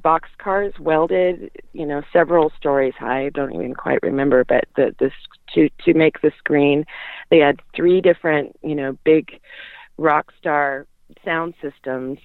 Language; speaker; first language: English; native; English